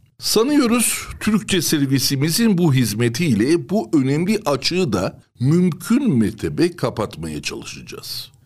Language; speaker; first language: Turkish; non-native, local second language; Armenian